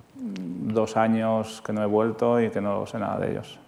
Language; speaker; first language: Spanish; native; Spanish